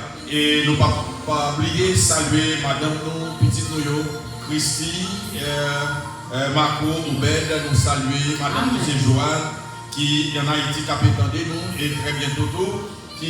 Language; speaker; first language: French; non-native, local second language; Haitian Creole